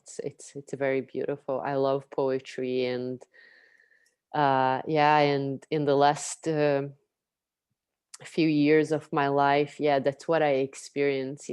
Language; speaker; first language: English; non-native, fluent; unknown